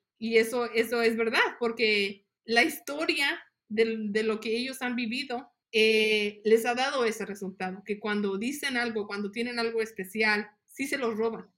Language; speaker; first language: Spanish; early bilingual, heritage; Spanish